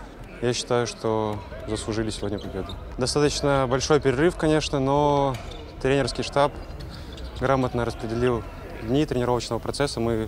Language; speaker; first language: Russian; native; Russian